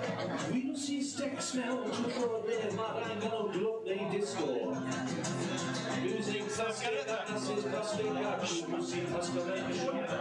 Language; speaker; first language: Welsh; native; Welsh